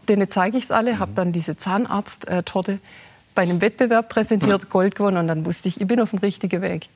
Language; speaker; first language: German; native; German